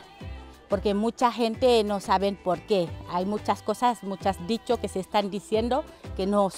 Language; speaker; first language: Spanish; non-native, fluent; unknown